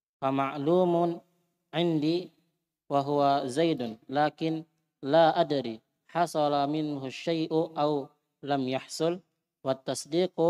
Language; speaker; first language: Arabic; non-native, fluent; Indonesian